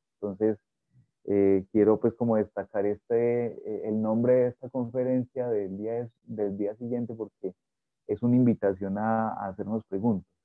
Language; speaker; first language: Spanish; native; Spanish